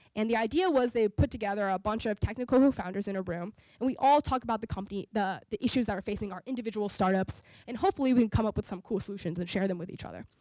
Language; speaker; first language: English; native; English